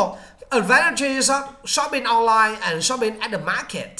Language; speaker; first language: English; non-native, learner; Vietnamese